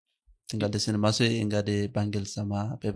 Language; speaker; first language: Indonesian; non-native, learner; Arabic